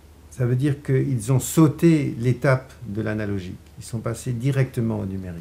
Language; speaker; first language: French; native; French